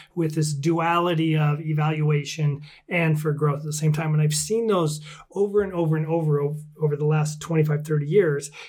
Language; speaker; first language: English; native; English